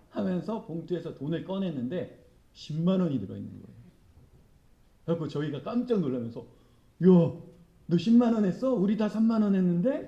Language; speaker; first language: Korean; native; Korean